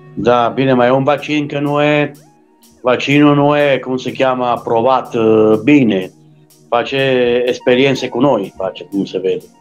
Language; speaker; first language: Romanian; non-native, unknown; Italian